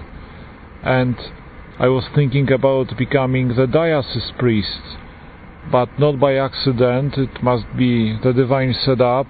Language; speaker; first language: English; non-native, fluent; Polish